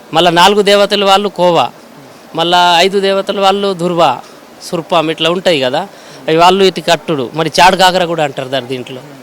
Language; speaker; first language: Telugu; non-native, local second language; Gondi